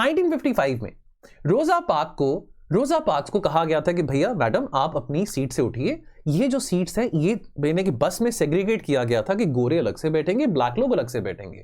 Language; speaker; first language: Hindi; native; Hindi